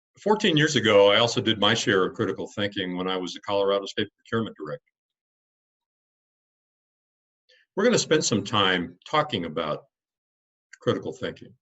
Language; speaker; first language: English; native; English